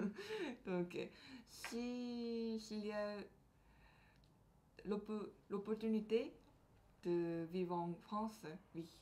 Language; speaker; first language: French; non-native, learner; Korean